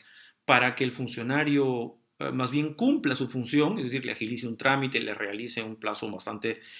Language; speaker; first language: Spanish; native; Spanish